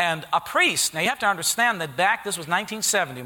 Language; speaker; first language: English; native; English